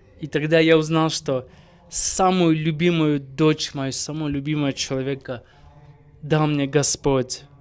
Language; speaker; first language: Russian; non-native, local second language; Armenian